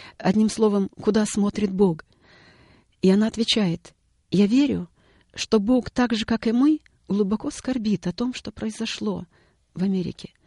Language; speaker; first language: Russian; native; Russian